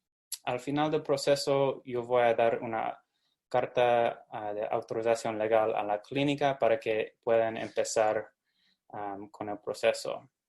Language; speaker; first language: Spanish; non-native, fluent; English